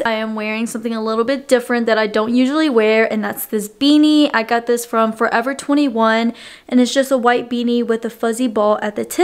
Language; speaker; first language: English; native; English